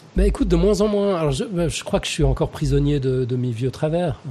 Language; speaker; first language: French; native; French